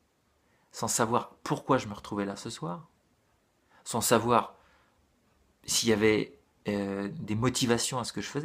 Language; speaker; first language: French; native; French